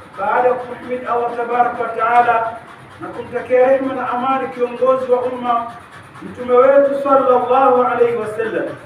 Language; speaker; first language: Swahili; native; Swahili